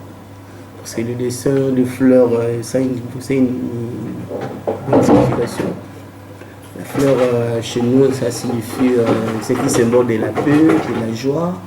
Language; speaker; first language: French; non-native, learner; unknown